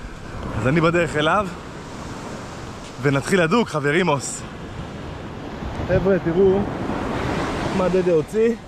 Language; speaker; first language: Hebrew; native; Hebrew